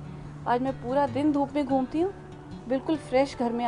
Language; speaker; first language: Hindi; native; Hindi